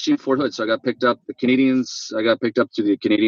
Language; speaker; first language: English; native; English